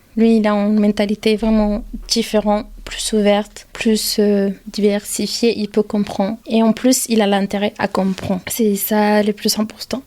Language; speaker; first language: French; non-native, fluent; Spanish